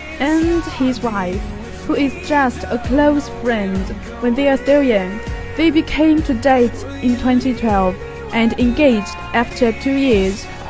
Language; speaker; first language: English; non-native, learner; Chinese